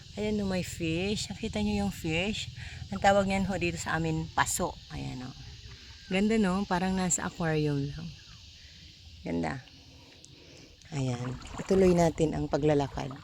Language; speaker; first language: Filipino; non-native, local second language; Bikol